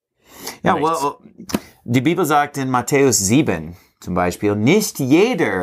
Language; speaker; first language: German; non-native, fluent; English